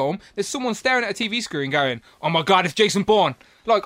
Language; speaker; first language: English; native; English